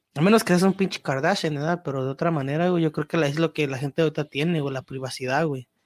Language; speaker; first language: Spanish; early bilingual, heritage; Spanish